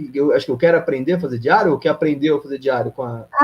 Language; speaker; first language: Portuguese; native; Portuguese